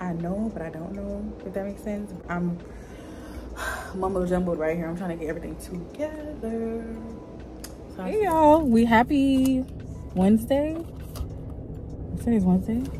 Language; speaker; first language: English; native; English